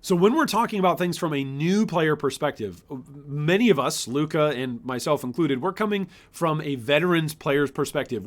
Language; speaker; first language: English; native; English